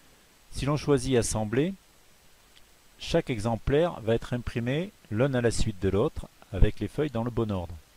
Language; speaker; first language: French; native; French